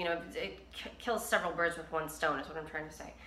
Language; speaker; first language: English; native; English